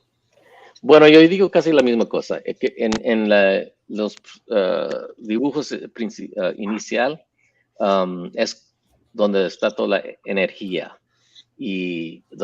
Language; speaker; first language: Spanish; early bilingual, heritage; English